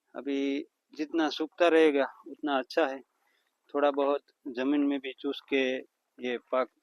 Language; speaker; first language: Hindi; non-native, local second language; Gujarati